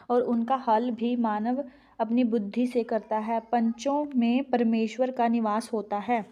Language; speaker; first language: Hindi; non-native, local second language; Punjabi